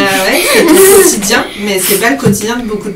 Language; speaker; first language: French; native; French